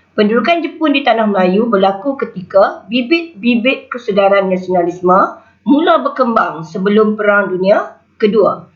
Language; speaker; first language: Malay; native; Malay